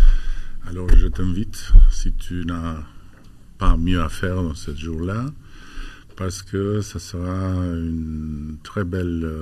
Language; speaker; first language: French; non-native, fluent; Albanian